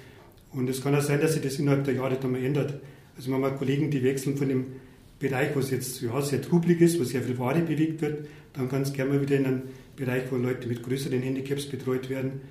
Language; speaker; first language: German; native; German